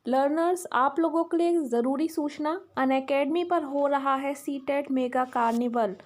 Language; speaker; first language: Hindi; native; Hindi